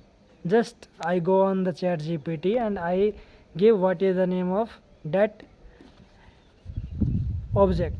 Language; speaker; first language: English; non-native, learner; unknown